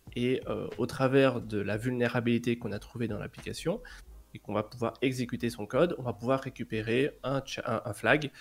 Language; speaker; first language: French; native; French